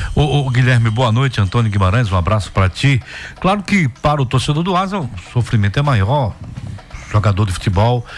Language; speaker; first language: Portuguese; native; Portuguese